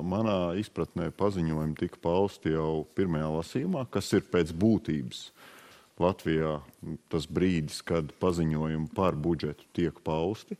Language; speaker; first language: Latvian; native; Latvian